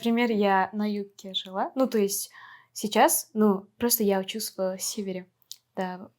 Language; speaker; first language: Russian; non-native, local second language; Kazakh